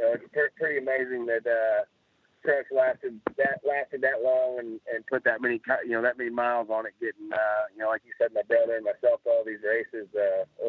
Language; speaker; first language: English; native; English